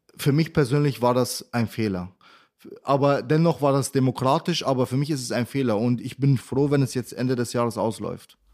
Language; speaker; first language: German; early bilingual, other home language; Arabic